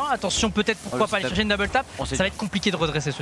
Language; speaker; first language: French; native; French